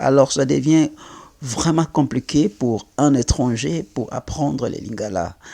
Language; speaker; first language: French; non-native, local second language; Lingala